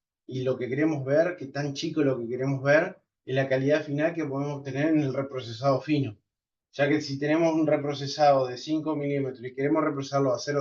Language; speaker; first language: Spanish; native; Spanish